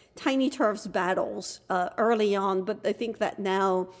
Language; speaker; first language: English; non-native, fluent; French